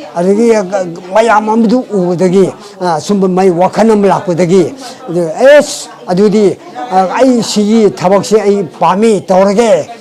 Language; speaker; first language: Manipuri; native; Manipuri